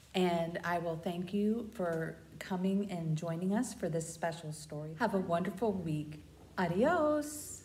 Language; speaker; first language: English; native; English